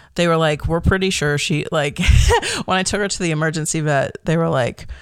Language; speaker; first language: English; native; English